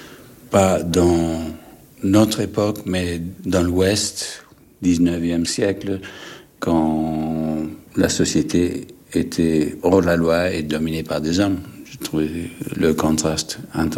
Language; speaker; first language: French; non-native, fluent; English